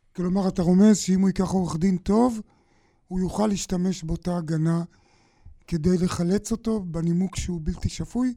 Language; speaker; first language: Hebrew; native; Hebrew